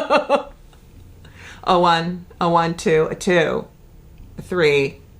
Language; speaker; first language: English; native; English